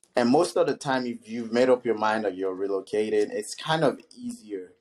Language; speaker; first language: English; non-native, local second language; Yoruba